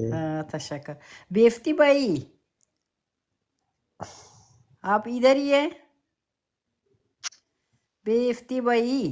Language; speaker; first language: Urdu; non-native, learner; Persian